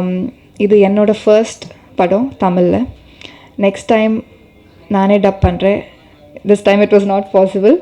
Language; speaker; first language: Tamil; non-native, learner; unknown